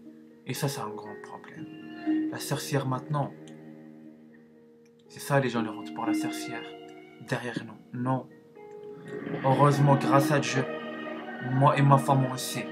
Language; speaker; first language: French; non-native, learner; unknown